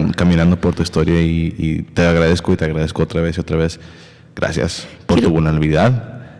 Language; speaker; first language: Spanish; early bilingual, heritage; Spanish